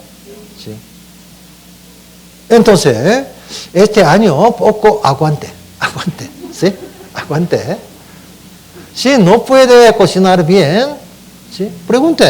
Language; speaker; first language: Spanish; non-native, learner; Korean